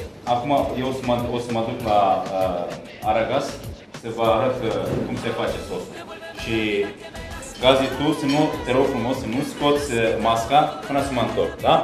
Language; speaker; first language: Romanian; non-native, learner; Turkish